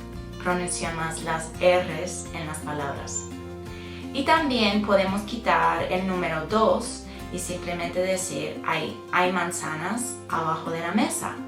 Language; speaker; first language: Spanish; non-native, fluent; English